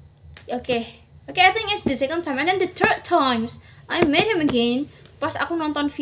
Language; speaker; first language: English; non-native, learner; Indonesian